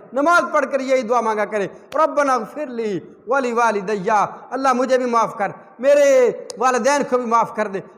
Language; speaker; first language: Urdu; non-native, local second language; Punjabi